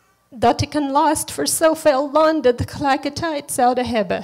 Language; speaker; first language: Dutch; non-native, fluent; English